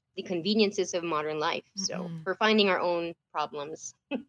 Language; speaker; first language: English; non-native, local second language; Filipino